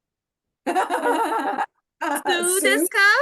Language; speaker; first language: Japanese; non-native, fluent; English